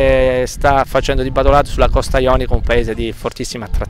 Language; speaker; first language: Italian; native; Italian